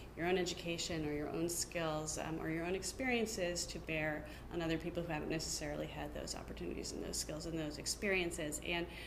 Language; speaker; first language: English; native; English